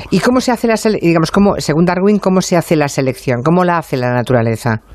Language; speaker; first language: Spanish; native; Spanish